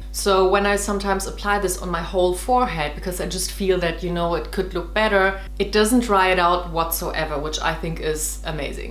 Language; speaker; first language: English; non-native, fluent; German